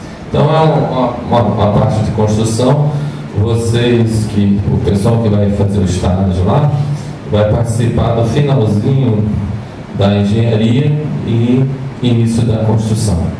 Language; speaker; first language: Portuguese; native; Portuguese